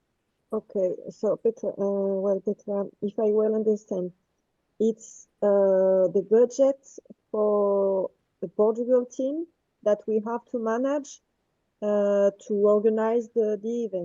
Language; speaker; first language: English; non-native, fluent; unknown